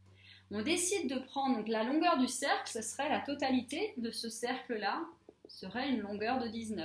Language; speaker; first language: French; native; French